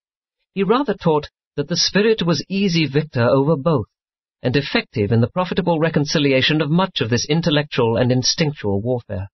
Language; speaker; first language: English; native; English